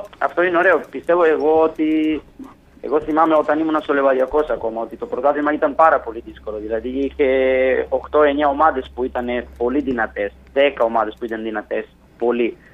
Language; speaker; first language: Greek; non-native, fluent; Italian